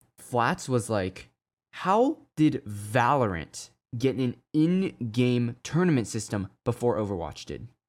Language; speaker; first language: English; native; English